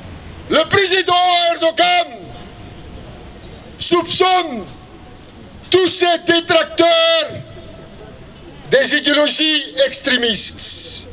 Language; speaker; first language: French; non-native, local second language; Dutch